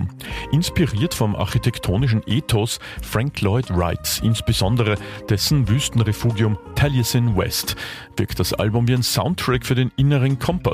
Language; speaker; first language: German; native; German